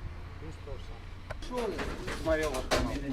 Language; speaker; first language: Russian; native; Russian